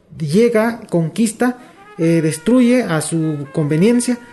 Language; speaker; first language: Spanish; non-native, local second language; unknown